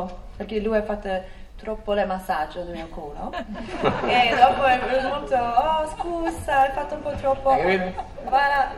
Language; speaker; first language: Italian; non-native, learner; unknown